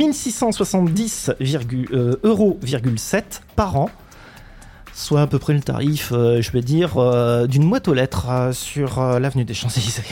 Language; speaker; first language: French; native; French